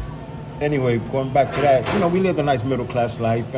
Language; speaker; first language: English; native; English